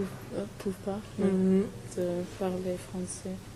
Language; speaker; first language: French; non-native, learner; English